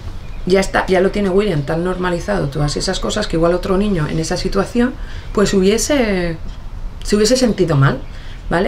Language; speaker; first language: Spanish; native; Spanish